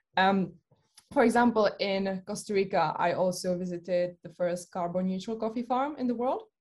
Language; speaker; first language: English; non-native, fluent; Czech